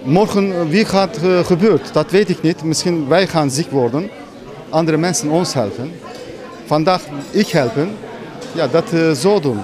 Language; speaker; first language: Dutch; non-native, learner; Turkish